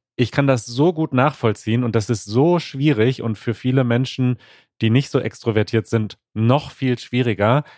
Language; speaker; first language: German; native; German